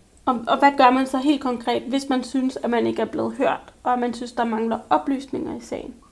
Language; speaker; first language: Danish; native; Danish